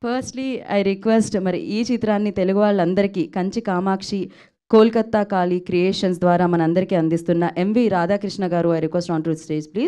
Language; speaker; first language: Telugu; native; Telugu